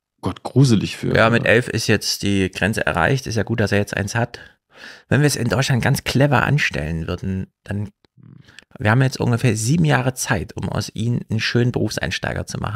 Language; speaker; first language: German; native; German